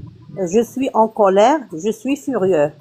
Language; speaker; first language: French; non-native, learner; Arabic